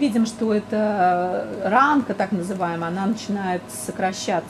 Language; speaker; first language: Russian; native; Russian